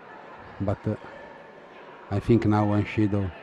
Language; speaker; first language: English; non-native, fluent; Italian